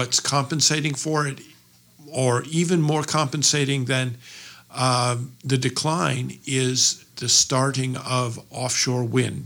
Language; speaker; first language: English; native; English